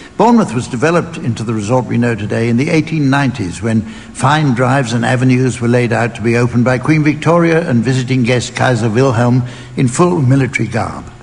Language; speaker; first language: English; native; English